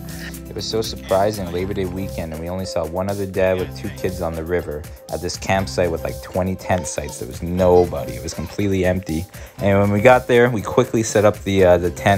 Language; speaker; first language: English; native; English